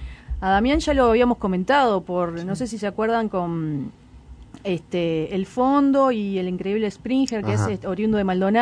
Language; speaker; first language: Spanish; native; Spanish